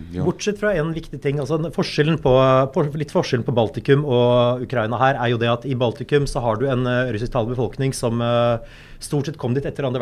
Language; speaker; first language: Norwegian; native; Norwegian